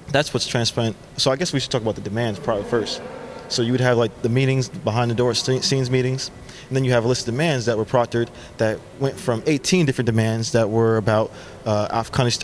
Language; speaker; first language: English; native; English